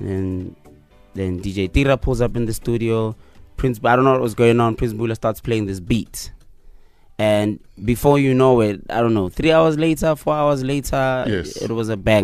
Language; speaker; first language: English; non-native, local second language; Tswana